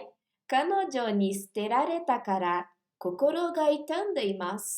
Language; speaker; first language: Japanese; non-native, learner; Portuguese